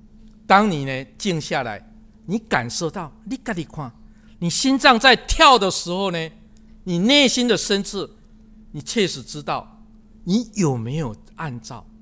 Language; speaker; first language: Chinese; non-native, local second language; Min Nan Chinese